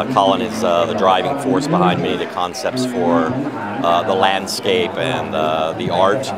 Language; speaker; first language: English; native; English